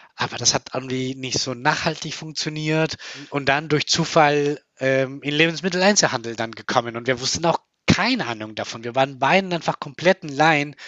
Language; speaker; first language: German; non-native, fluent; Spanish